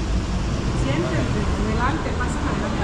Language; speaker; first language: Spanish; native; Spanish